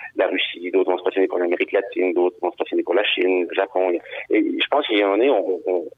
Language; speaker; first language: French; native; French